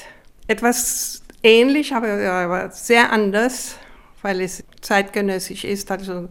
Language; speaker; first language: German; non-native, fluent; Spanish